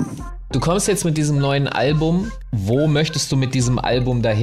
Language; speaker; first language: German; native; German